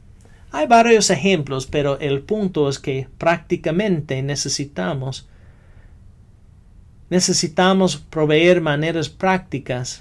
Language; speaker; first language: Spanish; non-native, fluent; English